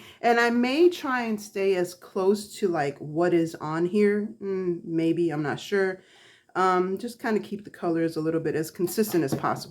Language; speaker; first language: English; native; English